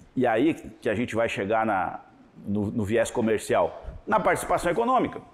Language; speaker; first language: Portuguese; native; Portuguese